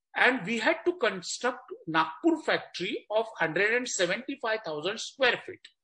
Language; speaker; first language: English; non-native, local second language; Marathi